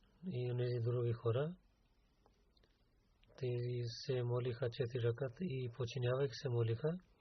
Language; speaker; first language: Bulgarian; non-native, learner; Urdu